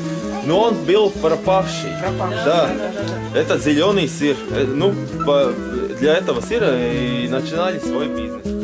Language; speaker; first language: Russian; non-native, local second language; Latvian